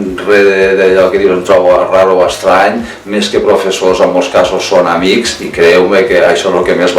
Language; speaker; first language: Catalan; native; Catalan